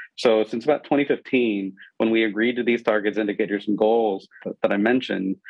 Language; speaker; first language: English; non-native, local second language; Urdu